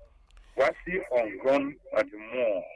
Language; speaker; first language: French; non-native, learner; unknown